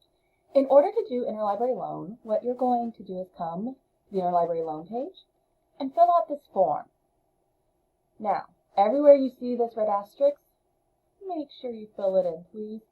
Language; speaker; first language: English; native; English